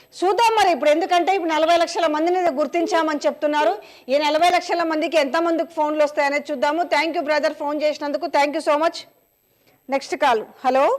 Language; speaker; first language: Telugu; native; Telugu